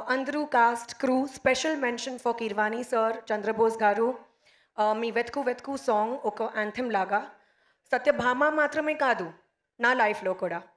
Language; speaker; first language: Telugu; non-native, learner; Hindi